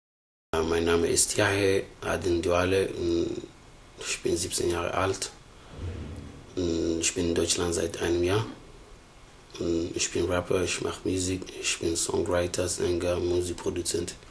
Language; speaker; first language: German; non-native, learner; Somali